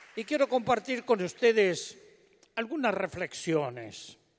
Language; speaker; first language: Spanish; native; Spanish